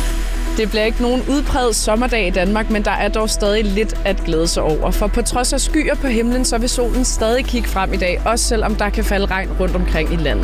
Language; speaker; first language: Danish; native; Danish